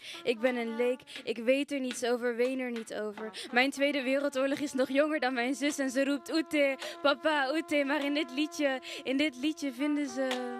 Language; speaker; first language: Dutch; early bilingual, other home language; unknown